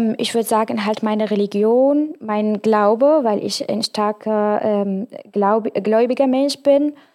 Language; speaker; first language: German; non-native, fluent; Arabic